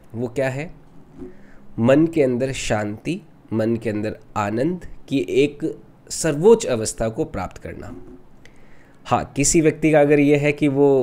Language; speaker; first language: Hindi; non-native, local second language; Rajasthani